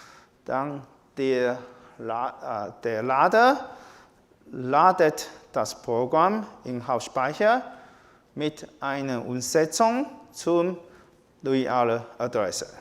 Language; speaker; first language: German; non-native, fluent; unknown